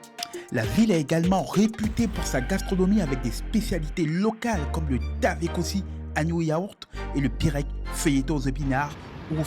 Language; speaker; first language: French; native; French